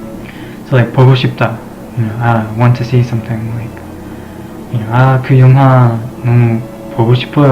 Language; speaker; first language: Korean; non-native, learner; English